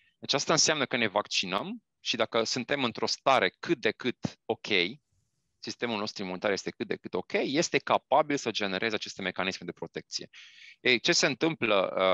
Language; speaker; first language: Romanian; native; Romanian